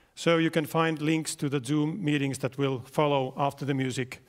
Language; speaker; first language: English; non-native, fluent; Finnish